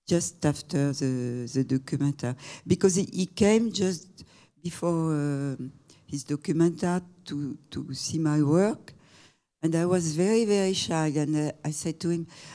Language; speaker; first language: English; non-native, fluent; French